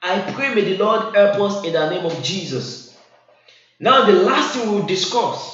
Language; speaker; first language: English; non-native, local second language; Yoruba